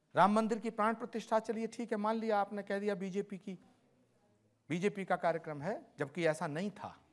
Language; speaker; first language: Hindi; native; Hindi